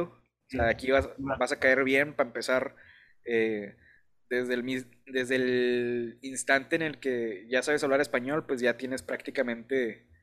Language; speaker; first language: Spanish; native; Spanish